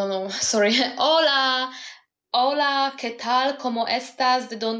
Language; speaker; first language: Spanish; non-native, learner; Polish